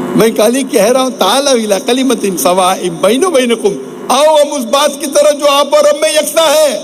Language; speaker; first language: Urdu; non-native, local second language; Konkani